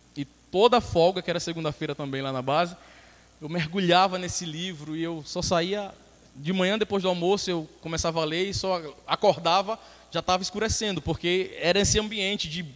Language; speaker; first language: Portuguese; native; Portuguese